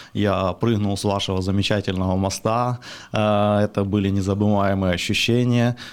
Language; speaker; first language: Russian; native; Russian